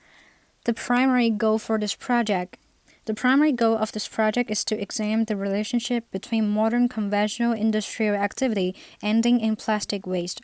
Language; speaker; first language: English; non-native, fluent; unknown